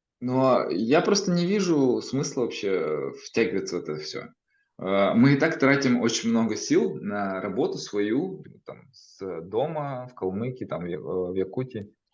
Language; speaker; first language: Russian; native; Russian